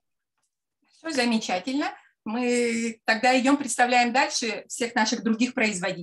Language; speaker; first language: Russian; native; Russian